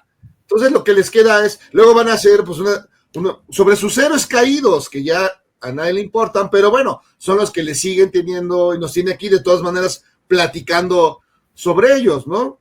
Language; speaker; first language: Spanish; native; Spanish